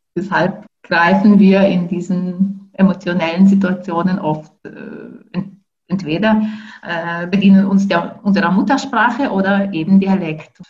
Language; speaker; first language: German; non-native, fluent; Ukrainian